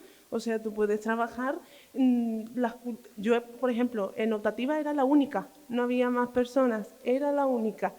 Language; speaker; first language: Spanish; early bilingual, other home language; Arabic